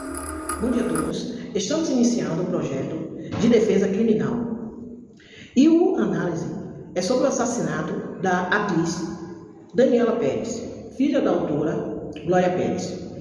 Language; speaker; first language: Portuguese; native; Portuguese